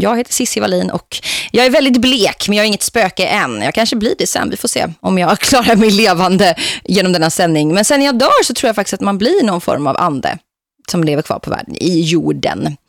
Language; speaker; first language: Swedish; native; Swedish